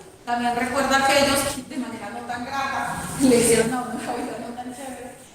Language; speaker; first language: Spanish; native; Spanish